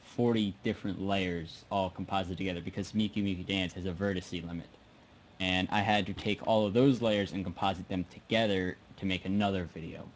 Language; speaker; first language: English; native; English